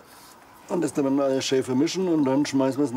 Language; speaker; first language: German; native; German